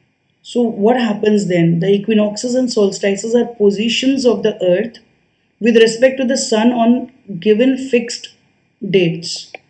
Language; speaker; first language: English; non-native, local second language; Hindi